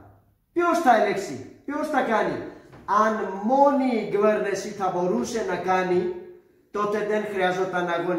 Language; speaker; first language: Greek; non-native, fluent; Urdu